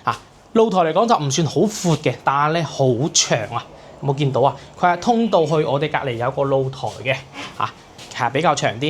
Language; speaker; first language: Cantonese; native; Cantonese